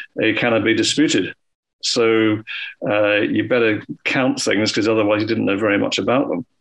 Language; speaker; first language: English; native; English